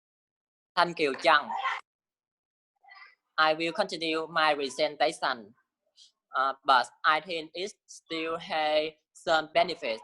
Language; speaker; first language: English; non-native, learner; Vietnamese